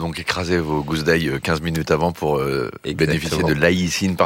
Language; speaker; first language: French; native; French